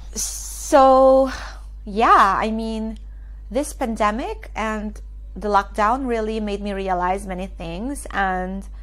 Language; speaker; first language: English; non-native, local second language; Filipino